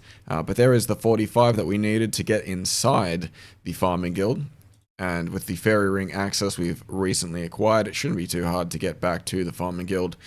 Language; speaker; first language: English; native; English